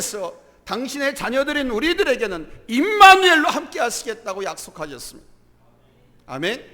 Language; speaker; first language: Korean; native; Korean